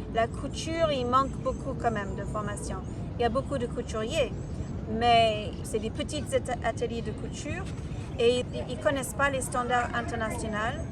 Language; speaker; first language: French; non-native, fluent; English